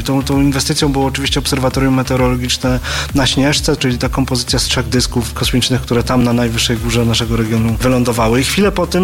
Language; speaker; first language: Polish; native; Polish